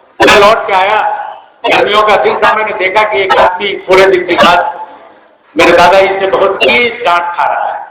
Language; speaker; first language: Hindi; non-native, local second language; Bhojpuri